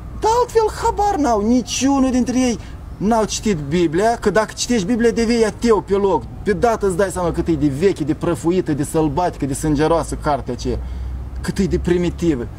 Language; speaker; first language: Romanian; native; Romanian